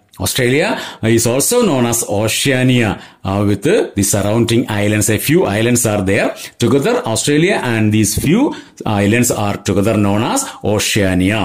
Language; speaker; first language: English; non-native, local second language; Malayalam